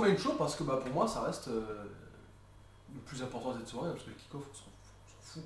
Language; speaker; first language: French; native; French